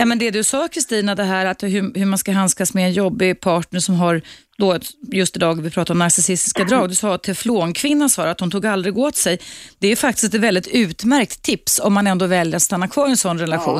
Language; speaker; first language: Swedish; native; Swedish